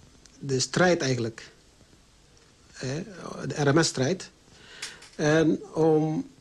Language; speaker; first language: Dutch; early bilingual, other home language; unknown